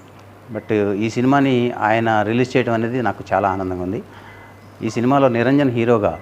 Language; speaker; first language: Telugu; native; Telugu